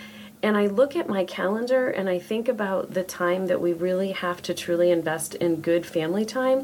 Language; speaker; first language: English; native; English